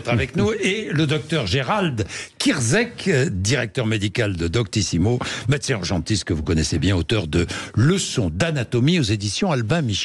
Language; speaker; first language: French; native; French